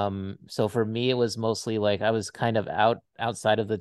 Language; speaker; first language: English; native; English